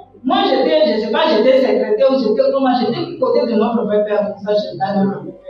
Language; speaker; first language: French; non-native, local second language; Kongo